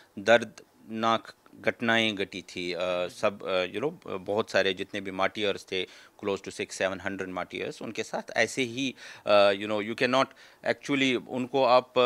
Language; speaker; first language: Hindi; non-native, local second language; Kashmiri